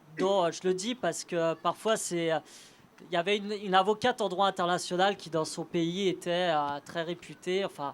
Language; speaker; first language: French; native; French